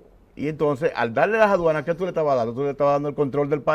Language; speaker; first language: Spanish; native; Spanish